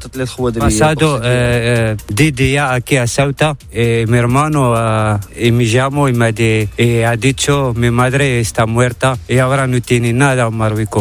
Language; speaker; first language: Spanish; non-native, learner; Arabic